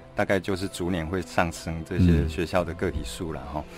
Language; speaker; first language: Chinese; non-native, local second language; Min Nan Chinese